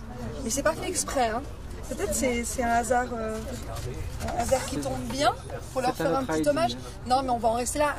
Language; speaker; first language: French; native; French